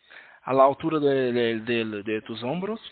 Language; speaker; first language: Spanish; non-native, learner; Portuguese